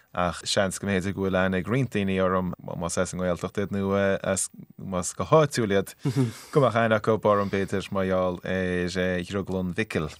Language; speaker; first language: Irish; native; Irish